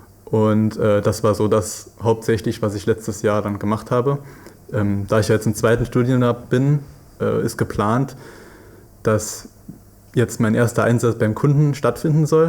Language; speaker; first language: German; native; German